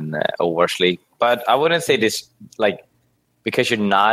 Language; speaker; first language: English; non-native, fluent; Swedish